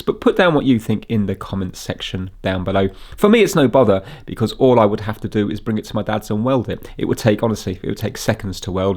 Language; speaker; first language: English; native; English